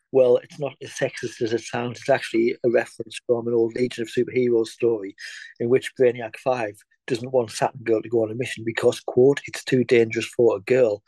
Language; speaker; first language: English; native; English